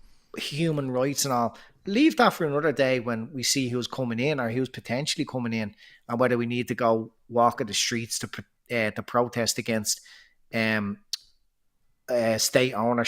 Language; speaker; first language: English; native; English